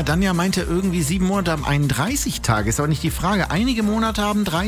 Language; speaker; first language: German; native; German